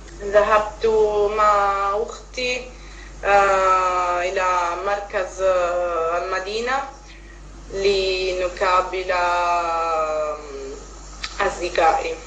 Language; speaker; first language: Arabic; non-native, learner; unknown